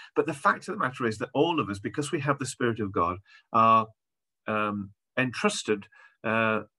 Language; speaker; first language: English; native; English